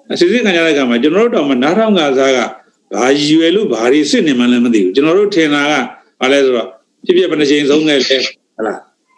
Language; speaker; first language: Burmese; native; Burmese